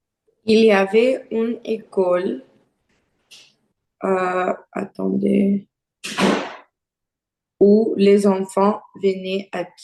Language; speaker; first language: French; non-native, learner; Portuguese